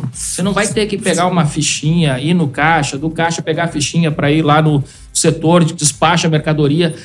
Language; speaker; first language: Portuguese; native; Portuguese